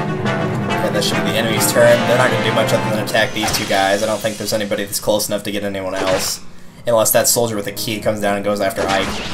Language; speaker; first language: English; native; English